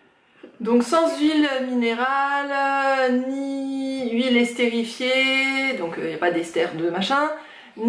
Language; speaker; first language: French; native; French